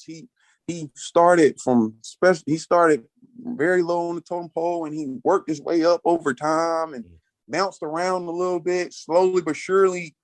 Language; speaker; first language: English; native; English